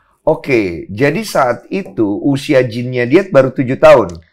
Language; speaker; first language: Indonesian; native; Indonesian